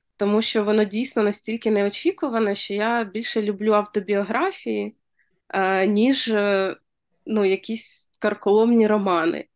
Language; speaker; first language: Ukrainian; native; Ukrainian